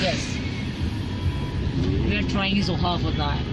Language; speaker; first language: English; non-native, learner; Indonesian